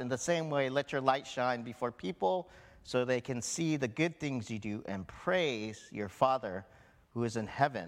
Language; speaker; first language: English; native; English